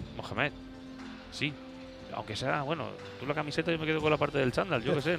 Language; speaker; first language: Spanish; native; Spanish